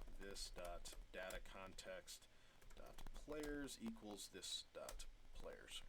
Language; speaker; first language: English; native; English